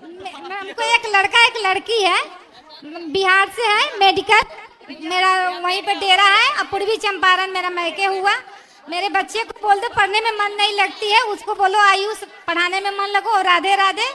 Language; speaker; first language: Hindi; native; Hindi